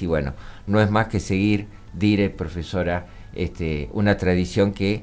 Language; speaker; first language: Spanish; native; Spanish